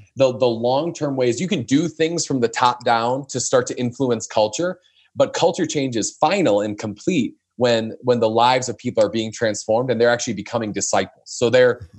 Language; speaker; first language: English; native; English